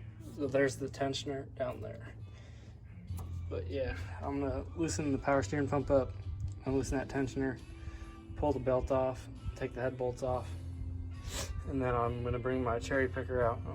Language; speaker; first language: English; native; English